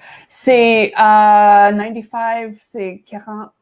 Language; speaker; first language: French; non-native, learner; English